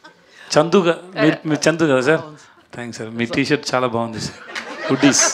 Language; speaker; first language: Telugu; non-native, learner; Tamil